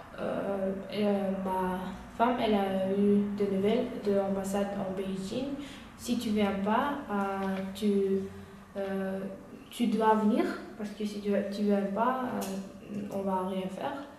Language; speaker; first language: French; non-native, learner; Uyghur